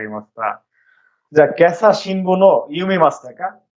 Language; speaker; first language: Japanese; non-native, fluent; Bangla